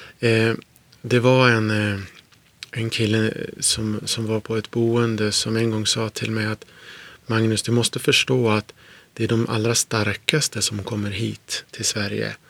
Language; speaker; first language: Swedish; native; Swedish